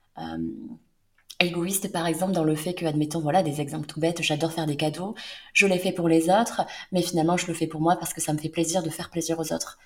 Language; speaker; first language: French; native; French